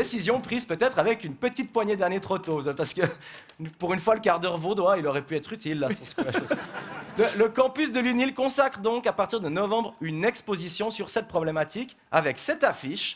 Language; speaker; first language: French; native; French